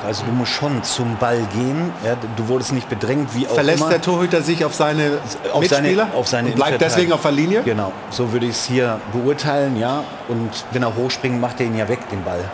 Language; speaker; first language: German; native; German